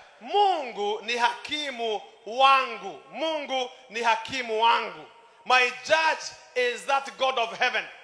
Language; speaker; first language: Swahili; non-native, local second language; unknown